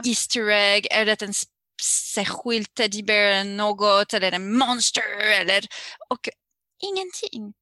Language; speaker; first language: Swedish; non-native, learner; French